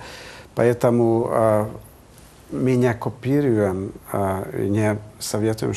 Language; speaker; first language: Russian; non-native, fluent; Hungarian